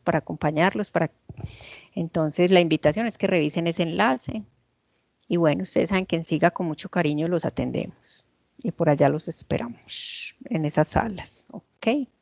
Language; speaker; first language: Spanish; native; Spanish